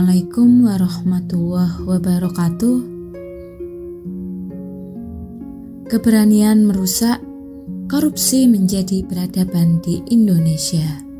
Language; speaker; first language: Indonesian; native; Indonesian